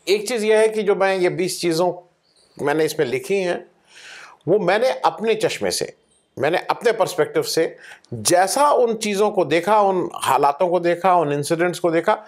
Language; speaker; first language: Hindi; native; Hindi